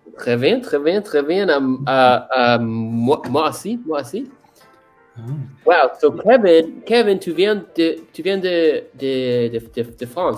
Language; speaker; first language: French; non-native, learner; English